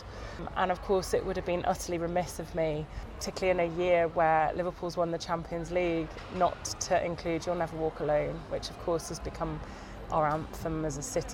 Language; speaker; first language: English; native; English